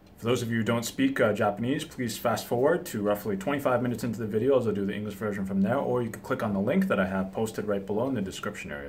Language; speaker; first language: English; early bilingual, other home language; Japanese